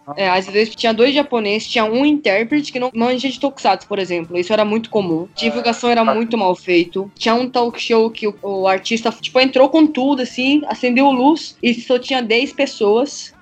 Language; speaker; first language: Portuguese; early bilingual, other home language; Japanese